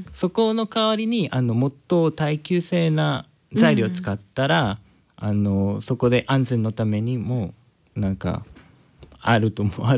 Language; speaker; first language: Japanese; non-native, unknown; Spanish